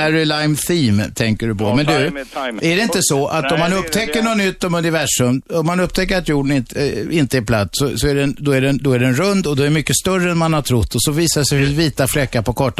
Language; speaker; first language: Swedish; native; Swedish